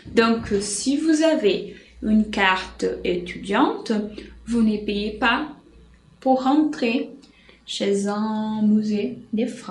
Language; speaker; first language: French; non-native, fluent; Portuguese